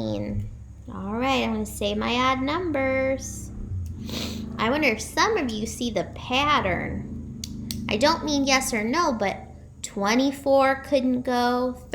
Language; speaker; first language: English; native; English